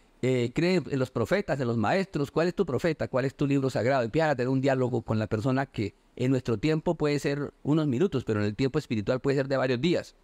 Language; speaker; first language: Spanish; native; Spanish